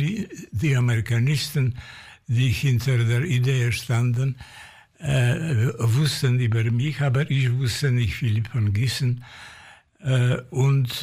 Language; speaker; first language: German; non-native, fluent; Polish